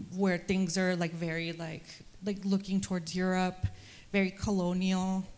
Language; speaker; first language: English; early bilingual, other home language; Spanish